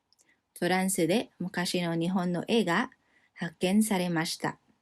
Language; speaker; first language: Japanese; non-native, fluent; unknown